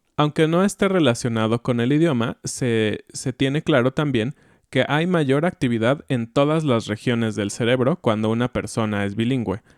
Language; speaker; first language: Spanish; native; Spanish